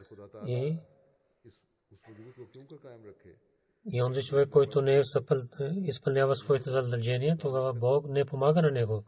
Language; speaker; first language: Bulgarian; non-native, learner; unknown